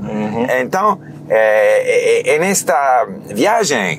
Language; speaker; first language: Portuguese; non-native, fluent; English